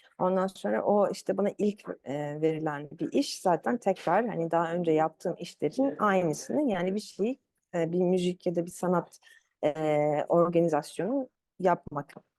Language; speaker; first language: Turkish; early bilingual, other home language; Arabic